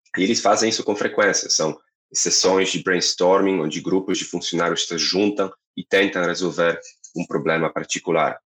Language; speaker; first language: Portuguese; non-native, fluent; Polish